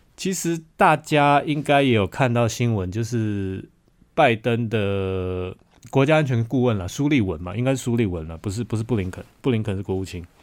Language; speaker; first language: Chinese; native; Chinese